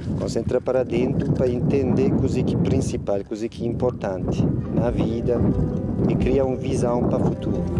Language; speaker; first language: Portuguese; non-native, learner; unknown